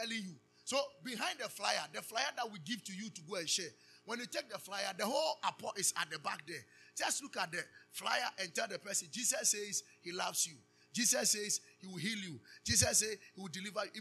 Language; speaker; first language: English; non-native, local second language; Akan